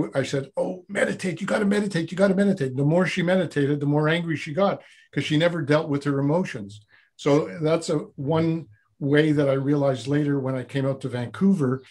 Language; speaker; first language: English; native; English